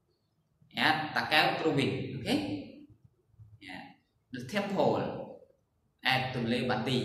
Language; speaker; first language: English; non-native, learner; Khmer